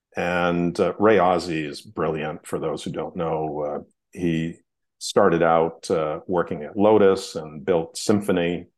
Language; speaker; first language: English; native; English